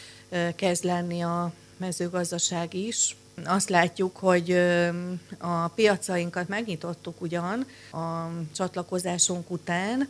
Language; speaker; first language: Hungarian; native; Hungarian